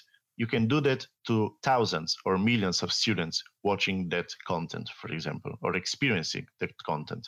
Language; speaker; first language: English; non-native, fluent; Italian